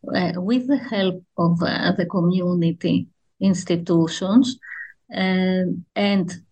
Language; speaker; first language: English; non-native, fluent; Greek